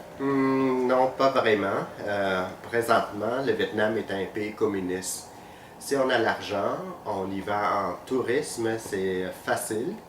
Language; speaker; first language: French; non-native, fluent; Vietnamese